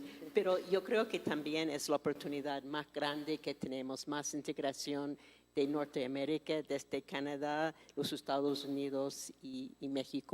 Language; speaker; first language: Spanish; non-native, fluent; English